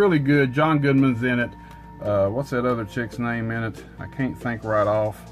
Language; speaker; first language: English; native; English